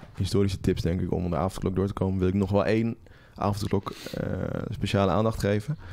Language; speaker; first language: Dutch; native; Dutch